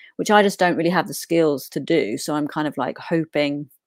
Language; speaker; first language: English; native; English